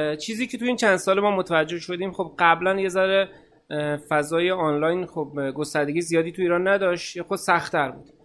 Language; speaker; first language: Persian; native; Persian